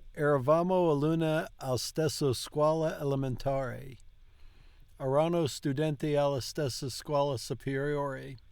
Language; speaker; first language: Italian; non-native, learner; English